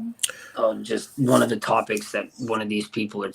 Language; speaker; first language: English; native; English